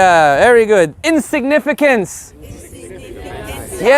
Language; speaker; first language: English; native; English